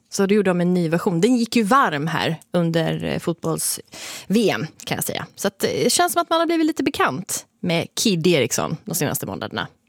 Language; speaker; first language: Swedish; native; Swedish